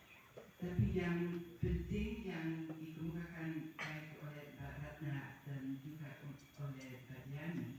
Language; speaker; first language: Indonesian; non-native, fluent; Dutch